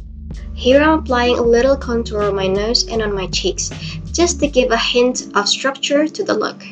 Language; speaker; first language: English; non-native, fluent; Indonesian